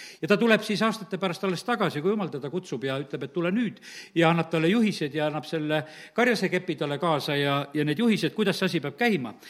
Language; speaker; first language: Estonian; native; Estonian